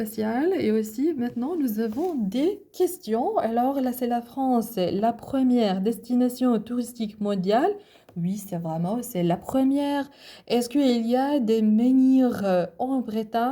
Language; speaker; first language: French; non-native, learner; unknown